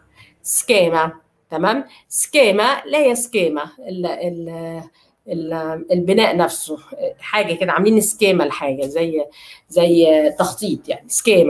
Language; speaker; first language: Arabic; native; Arabic